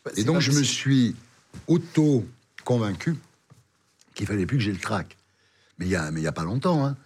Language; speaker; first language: French; native; French